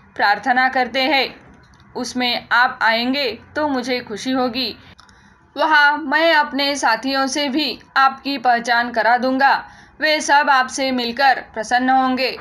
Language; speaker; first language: Hindi; non-native, local second language; Marathi